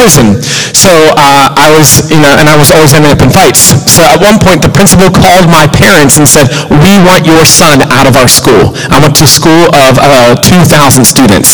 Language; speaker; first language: English; native; English